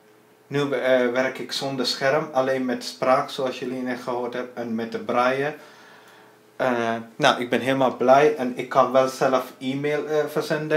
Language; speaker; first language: Dutch; non-native, learner; Tamil